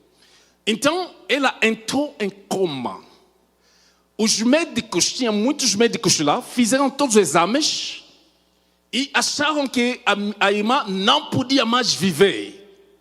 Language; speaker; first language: Portuguese; non-native, fluent; French